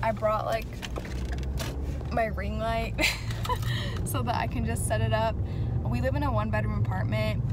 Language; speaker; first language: English; native; English